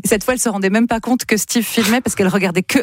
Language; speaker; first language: French; native; French